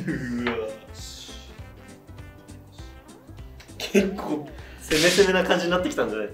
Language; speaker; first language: Japanese; native; Japanese